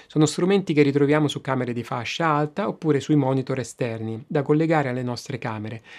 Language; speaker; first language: Italian; native; Italian